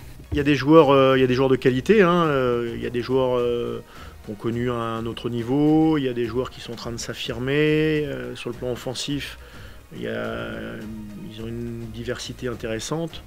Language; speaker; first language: French; native; French